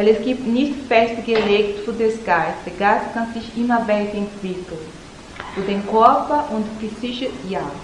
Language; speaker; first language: German; non-native, learner; Portuguese